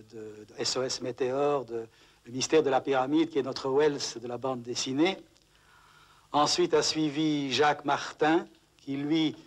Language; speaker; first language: French; native; French